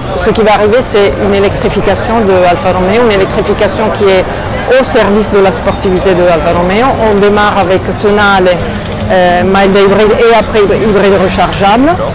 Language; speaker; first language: French; non-native, fluent; Italian